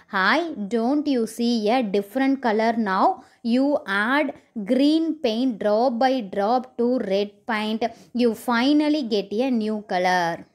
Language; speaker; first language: English; non-native, local second language; Tamil